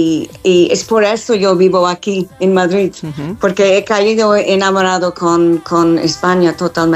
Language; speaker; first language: Spanish; non-native, fluent; English